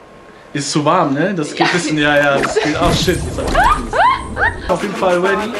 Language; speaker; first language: German; native; German